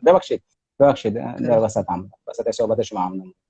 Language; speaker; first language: Persian; non-native, learner; Hindi